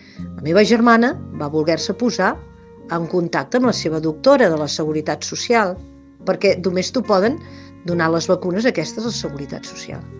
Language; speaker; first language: Catalan; native; Catalan